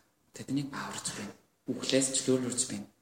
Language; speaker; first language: Mongolian; non-native, learner; Korean